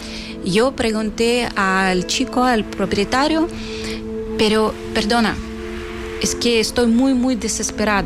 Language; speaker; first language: Spanish; non-native, fluent; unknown